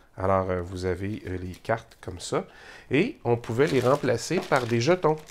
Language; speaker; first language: French; native; French